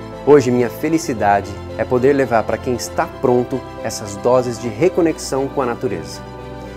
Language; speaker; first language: Portuguese; native; Portuguese